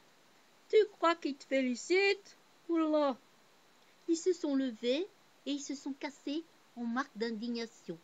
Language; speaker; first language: French; native; French